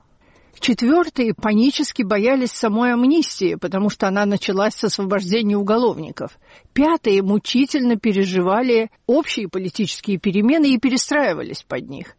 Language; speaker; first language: Russian; native; Russian